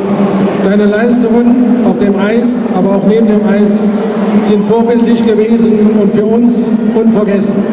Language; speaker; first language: German; native; German